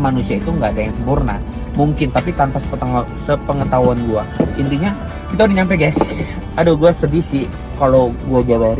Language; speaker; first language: Indonesian; native; Indonesian